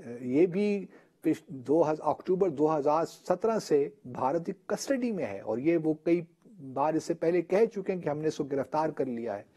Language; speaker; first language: Urdu; native; Urdu